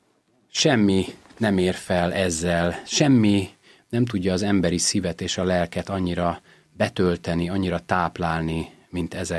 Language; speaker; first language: Hungarian; native; Hungarian